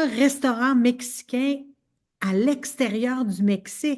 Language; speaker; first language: French; native; French